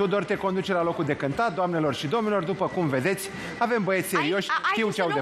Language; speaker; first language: Romanian; native; Romanian